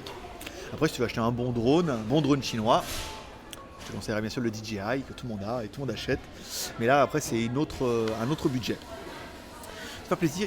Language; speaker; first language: French; native; French